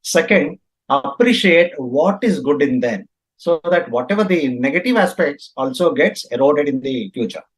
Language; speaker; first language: English; non-native, local second language; Kannada